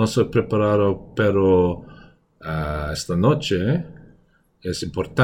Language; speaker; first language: Spanish; non-native, learner; English